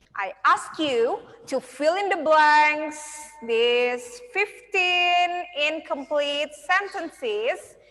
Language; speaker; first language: English; non-native, fluent; Indonesian